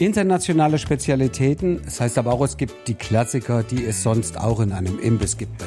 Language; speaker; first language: German; native; German